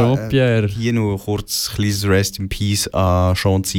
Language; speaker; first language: German; native; German